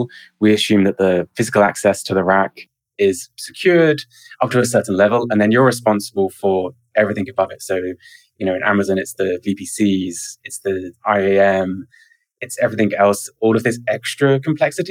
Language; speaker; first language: English; native; English